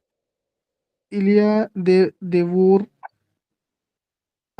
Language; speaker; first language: French; non-native, learner; Hindi